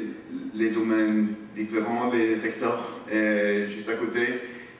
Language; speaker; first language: French; non-native, learner; Swedish